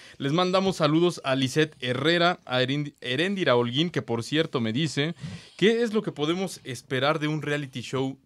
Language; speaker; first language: Spanish; native; Spanish